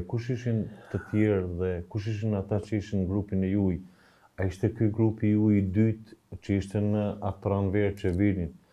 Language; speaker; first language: Albanian; native; Albanian